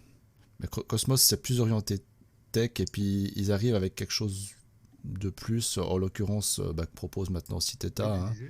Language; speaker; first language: French; native; French